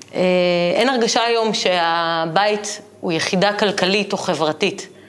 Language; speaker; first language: Hebrew; native; Hebrew